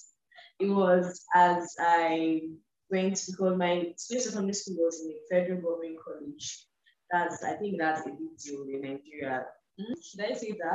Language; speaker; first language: English; non-native, local second language; Igbo